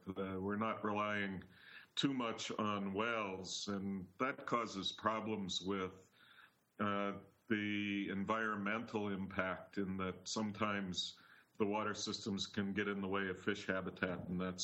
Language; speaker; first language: English; native; English